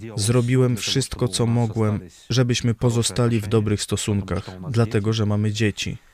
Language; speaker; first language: Polish; non-native, fluent; Russian